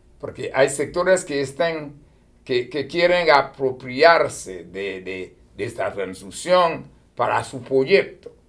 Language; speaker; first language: Spanish; non-native, fluent; Haitian Creole